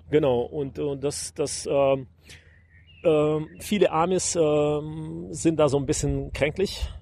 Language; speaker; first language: German; non-native, fluent; Russian